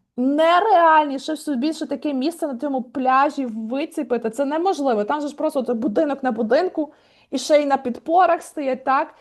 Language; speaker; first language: Ukrainian; native; Ukrainian